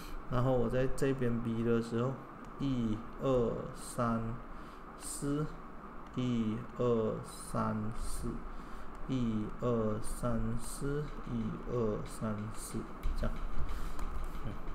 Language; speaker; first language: Chinese; native; Chinese